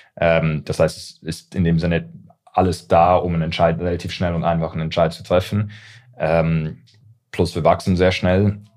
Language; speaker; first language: German; early bilingual, heritage; English